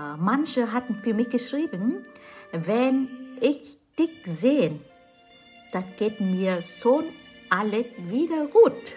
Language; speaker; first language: German; non-native, fluent; Vietnamese